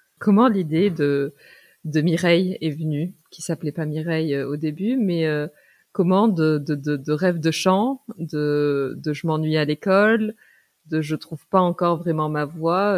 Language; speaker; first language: French; native; French